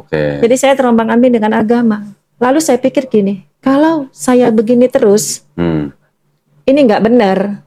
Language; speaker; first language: Indonesian; native; Indonesian